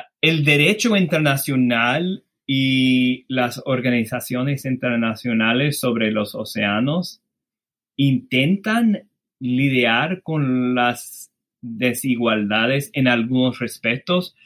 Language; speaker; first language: Spanish; non-native, fluent; English